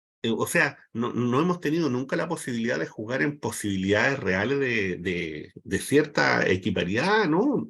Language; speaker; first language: Spanish; native; Spanish